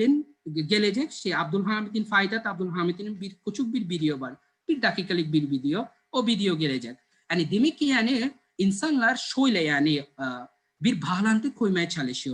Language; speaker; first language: Turkish; non-native, learner; Bangla